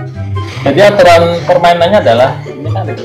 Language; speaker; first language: Indonesian; native; Indonesian